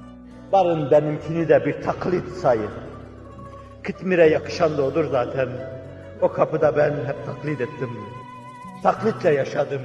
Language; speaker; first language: Turkish; native; Turkish